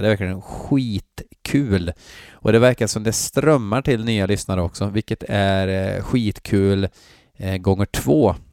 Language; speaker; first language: Swedish; native; Swedish